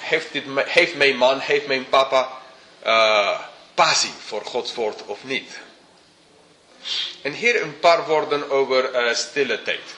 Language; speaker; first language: Dutch; non-native, fluent; English